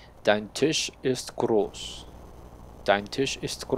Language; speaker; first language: German; non-native, learner; Spanish